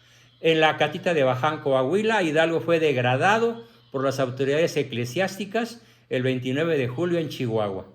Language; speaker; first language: Spanish; native; Spanish